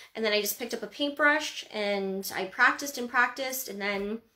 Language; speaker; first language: English; native; English